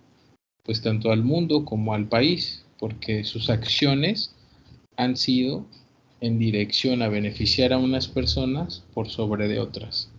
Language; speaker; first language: Spanish; native; Spanish